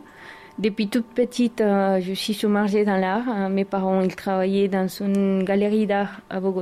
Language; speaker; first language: French; non-native, fluent; Spanish